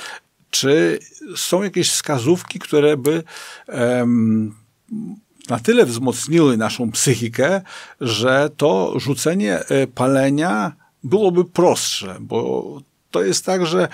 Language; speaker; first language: Polish; native; Polish